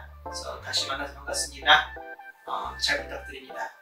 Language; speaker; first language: Korean; early bilingual, heritage; Korean